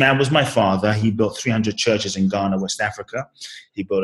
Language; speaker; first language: English; native; English